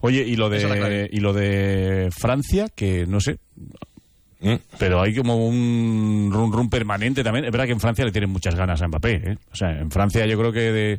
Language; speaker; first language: Spanish; native; Spanish